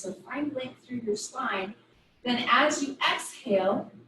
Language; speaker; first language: English; native; English